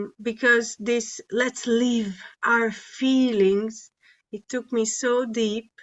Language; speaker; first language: English; non-native, fluent; Hungarian